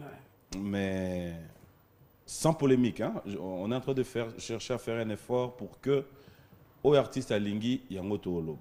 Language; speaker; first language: French; non-native, local second language; Lingala